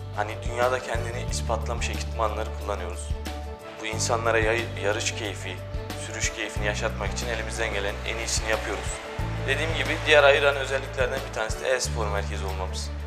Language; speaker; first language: Turkish; native; Turkish